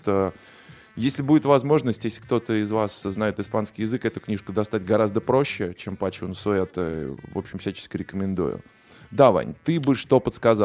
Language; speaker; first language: Russian; native; Russian